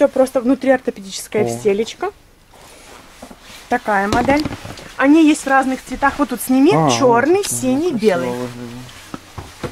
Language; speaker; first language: Russian; native; Russian